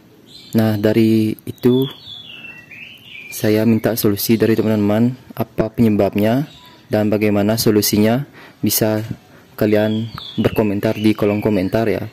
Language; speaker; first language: Indonesian; native; Indonesian